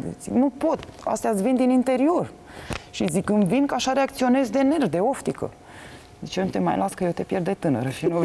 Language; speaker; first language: Romanian; native; Romanian